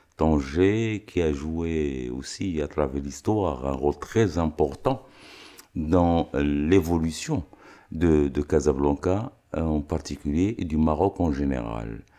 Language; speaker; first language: French; non-native, local second language; Arabic